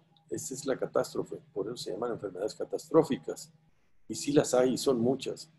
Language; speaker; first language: Spanish; native; Spanish